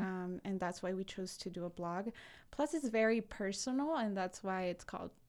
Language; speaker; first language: English; early bilingual, other home language; Spanish